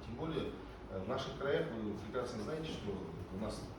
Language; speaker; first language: Russian; non-native, local second language; Kazakh